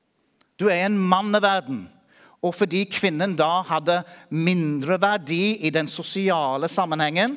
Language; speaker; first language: Norwegian; non-native, fluent; English